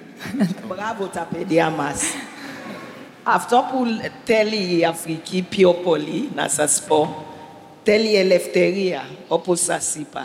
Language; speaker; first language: Greek; non-native, learner; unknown